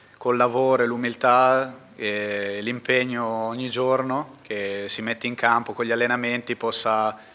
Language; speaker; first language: Italian; native; Italian